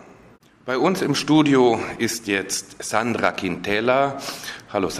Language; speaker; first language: German; native; German